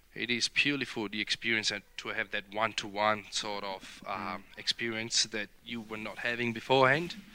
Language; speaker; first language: English; non-native, fluent; Italian